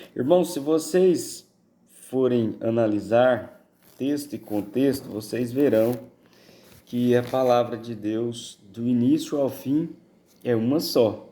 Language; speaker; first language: Portuguese; native; Portuguese